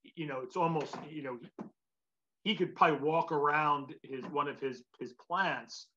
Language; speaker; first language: English; native; English